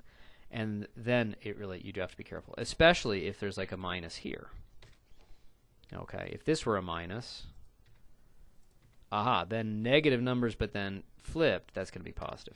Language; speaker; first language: English; native; English